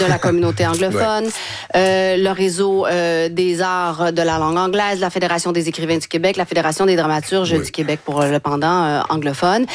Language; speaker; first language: French; native; French